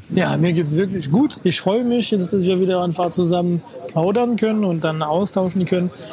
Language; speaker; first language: German; non-native, fluent; French